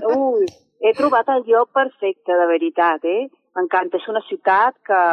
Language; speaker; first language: Catalan; non-native, fluent; Spanish